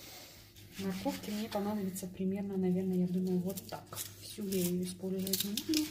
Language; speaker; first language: Russian; native; Russian